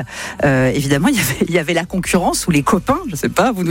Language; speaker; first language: French; native; French